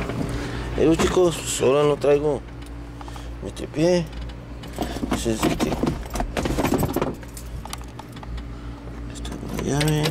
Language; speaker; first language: Spanish; native; Spanish